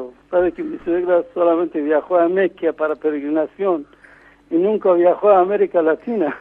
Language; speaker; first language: Spanish; non-native, fluent; Persian